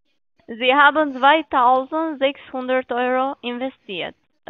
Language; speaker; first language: German; non-native, learner; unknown